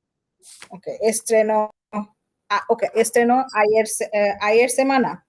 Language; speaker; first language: Spanish; non-native, learner; Bangla